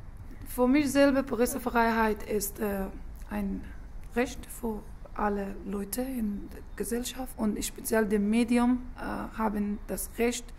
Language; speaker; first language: German; non-native, learner; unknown